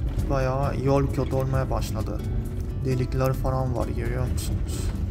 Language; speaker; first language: Turkish; non-native, fluent; Japanese